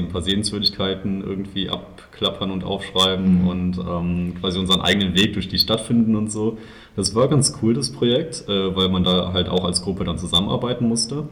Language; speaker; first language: German; native; German